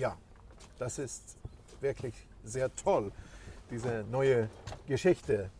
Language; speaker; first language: German; non-native, fluent; Swedish